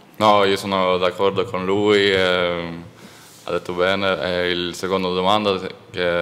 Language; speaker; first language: Italian; non-native, learner; Norwegian